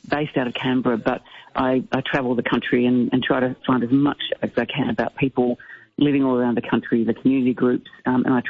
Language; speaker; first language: English; native; English